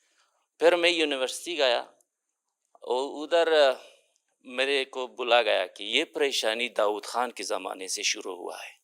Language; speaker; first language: Hindi; non-native, fluent; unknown